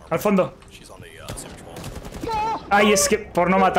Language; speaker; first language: Spanish; native; Spanish